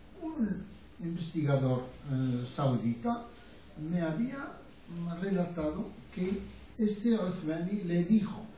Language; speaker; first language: Spanish; non-native, fluent; Arabic